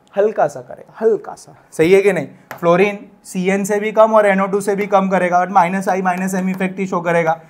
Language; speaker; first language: Hindi; non-native, local second language; Gujarati